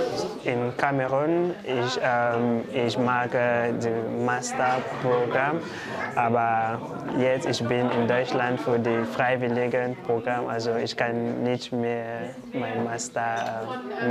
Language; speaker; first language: German; non-native, learner; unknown